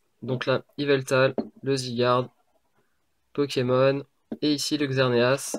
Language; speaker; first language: French; native; French